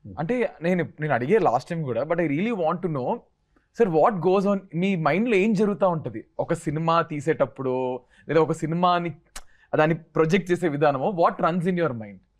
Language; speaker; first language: Telugu; native; Telugu